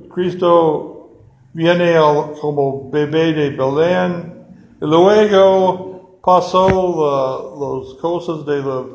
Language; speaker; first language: Spanish; non-native, fluent; English